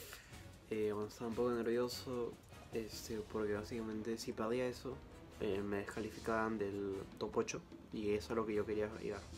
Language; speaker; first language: Spanish; native; Spanish